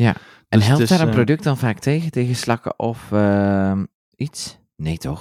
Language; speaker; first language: Dutch; native; Dutch